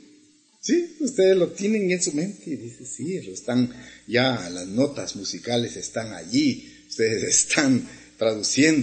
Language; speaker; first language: Spanish; native; Spanish